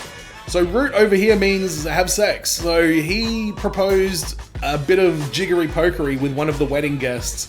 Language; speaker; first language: English; native; English